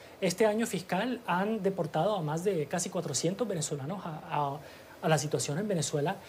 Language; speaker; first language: Spanish; early bilingual, heritage; Spanish